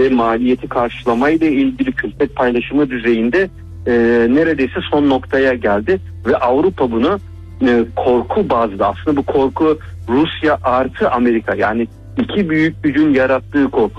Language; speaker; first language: Turkish; native; Turkish